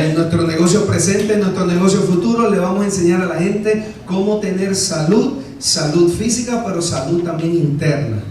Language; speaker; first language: Spanish; native; Spanish